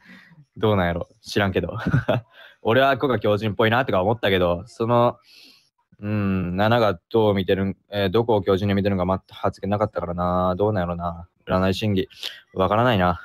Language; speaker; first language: Japanese; native; Japanese